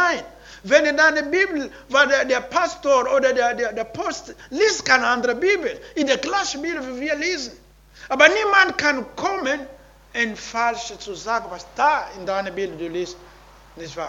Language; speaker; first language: German; non-native, learner; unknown